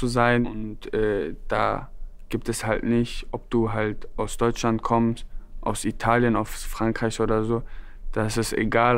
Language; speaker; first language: German; early bilingual, other home language; Turkish